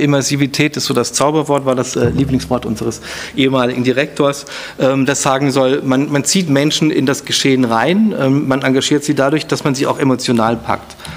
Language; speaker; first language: German; native; German